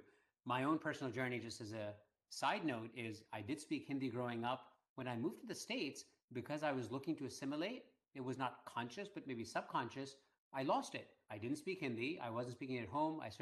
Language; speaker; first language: English; early bilingual, other home language; Hindi